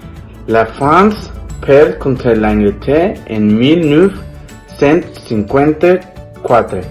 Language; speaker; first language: French; non-native, learner; Spanish